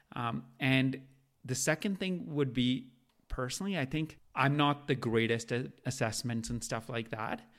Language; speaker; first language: English; non-native, local second language; Punjabi